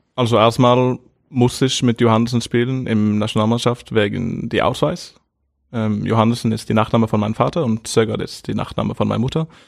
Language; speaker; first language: German; non-native, fluent; Norwegian